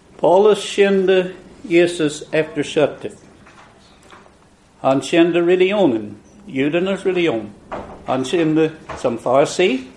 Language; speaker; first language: Swedish; non-native, fluent; English